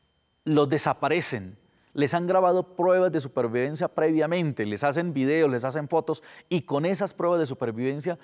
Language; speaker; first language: Spanish; native; Spanish